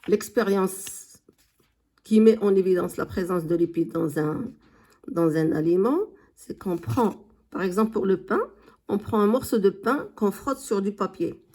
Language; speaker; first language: French; non-native, local second language; Arabic